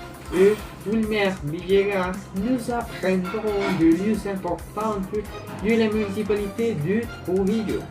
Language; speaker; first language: French; non-native, learner; Spanish